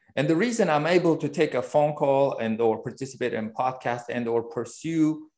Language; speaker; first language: English; non-native, fluent; Uzbek